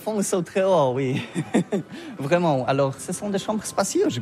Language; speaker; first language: French; non-native, learner; Polish